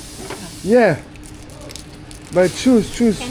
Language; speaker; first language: English; non-native, learner; French